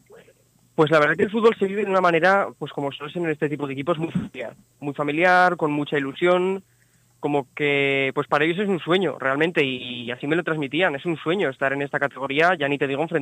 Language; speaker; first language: Spanish; native; Spanish